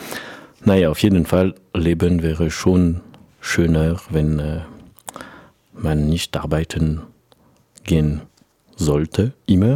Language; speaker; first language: German; non-native, learner; French